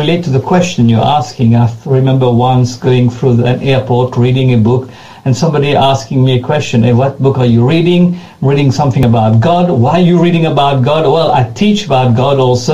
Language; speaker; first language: English; non-native, fluent; French